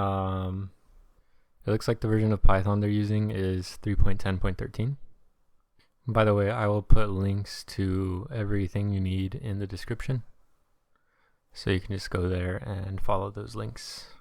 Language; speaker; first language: English; native; English